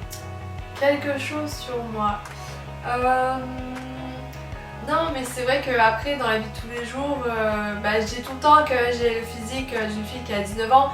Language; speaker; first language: French; native; French